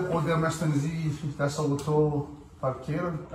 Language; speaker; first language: German; non-native, learner; Malagasy